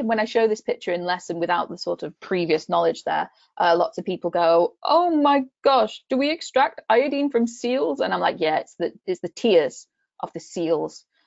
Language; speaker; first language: English; native; English